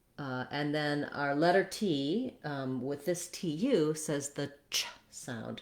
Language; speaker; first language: English; native; English